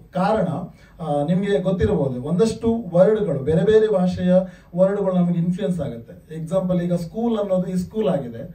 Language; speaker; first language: Kannada; non-native, local second language; Tulu